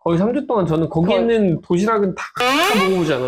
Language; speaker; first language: Korean; native; Korean